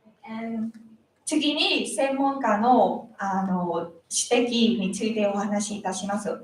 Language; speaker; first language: Japanese; non-native, learner; Vietnamese